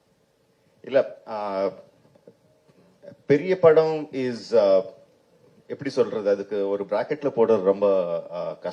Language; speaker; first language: Tamil; non-native, fluent; Telugu